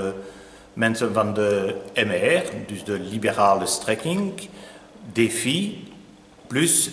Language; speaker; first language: Dutch; non-native, local second language; French